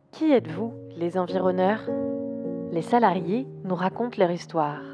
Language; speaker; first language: French; native; French